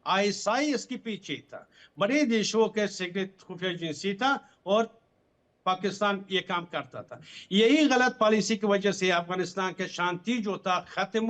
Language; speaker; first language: Hindi; non-native, fluent; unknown